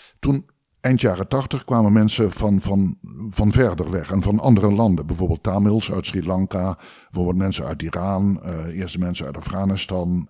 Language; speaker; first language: Dutch; native; Dutch